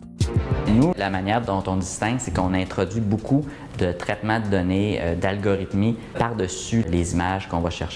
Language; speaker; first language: French; native; French